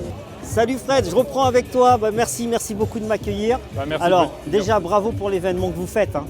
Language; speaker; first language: French; native; French